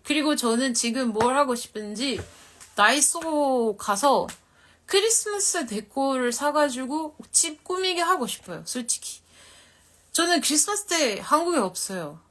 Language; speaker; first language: Korean; non-native, fluent; French